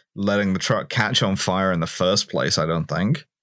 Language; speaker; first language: English; native; English